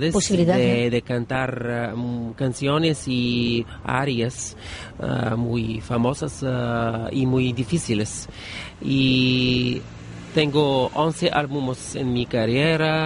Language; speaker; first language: Spanish; non-native, learner; Bulgarian